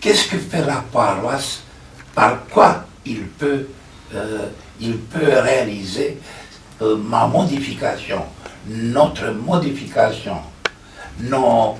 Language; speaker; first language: French; non-native, fluent; Romanian